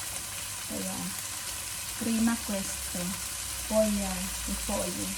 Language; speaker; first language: Italian; non-native, learner; Filipino